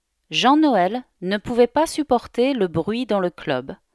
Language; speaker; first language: French; native; French